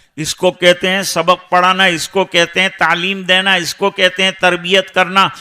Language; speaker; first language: Urdu; non-native, local second language; Gujarati